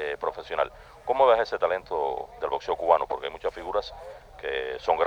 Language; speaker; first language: Spanish; native; Spanish